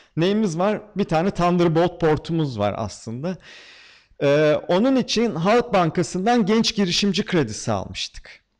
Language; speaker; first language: Turkish; native; Turkish